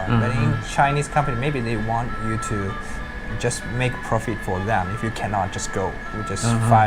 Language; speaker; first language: English; non-native, learner; Chinese